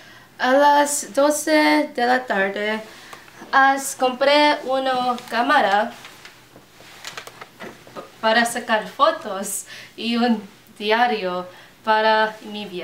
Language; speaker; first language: Spanish; non-native, learner; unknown